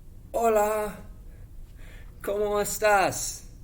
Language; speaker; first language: Spanish; non-native, fluent; English